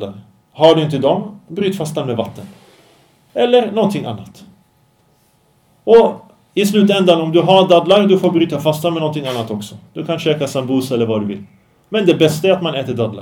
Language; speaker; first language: Swedish; early bilingual, other home language; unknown